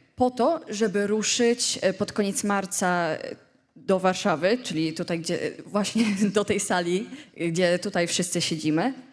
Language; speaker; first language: Polish; native; Polish